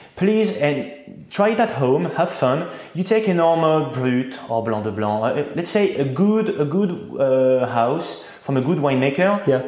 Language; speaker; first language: English; non-native, fluent; French